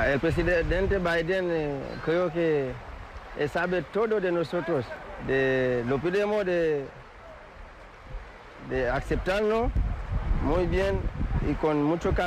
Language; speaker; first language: Spanish; non-native, learner; Haitian Creole